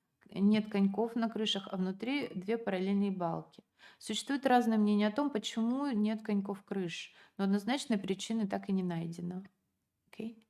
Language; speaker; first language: Russian; native; Russian